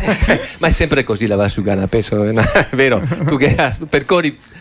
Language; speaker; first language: Italian; native; Italian